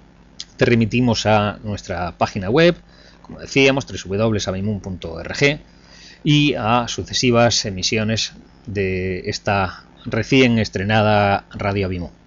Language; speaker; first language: Spanish; native; Spanish